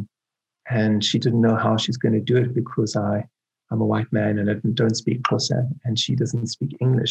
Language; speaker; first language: English; native; English